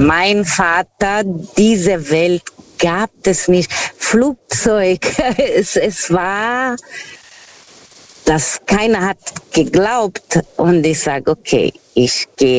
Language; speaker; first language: German; non-native, fluent; Portuguese